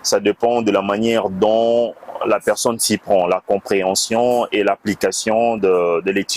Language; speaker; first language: French; non-native, local second language; Lingala